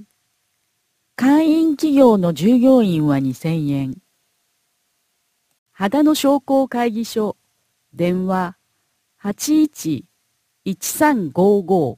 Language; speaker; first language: Japanese; native; Japanese